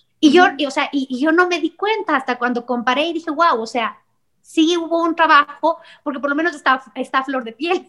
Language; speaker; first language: Spanish; native; Spanish